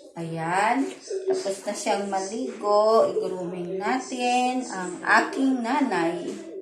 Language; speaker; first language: Filipino; native; Filipino